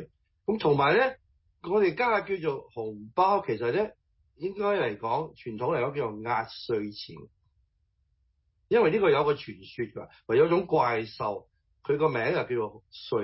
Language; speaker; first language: Chinese; early bilingual, heritage; Cantonese